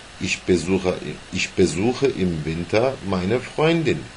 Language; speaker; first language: German; non-native, fluent; Turkish